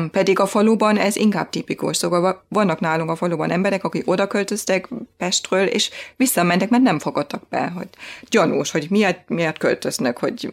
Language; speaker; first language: Hungarian; non-native, fluent; German